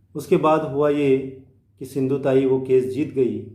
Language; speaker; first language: Hindi; non-native, local second language; Marathi